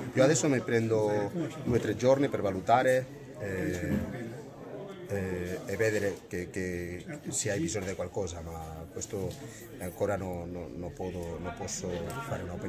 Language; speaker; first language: Italian; non-native, fluent; Spanish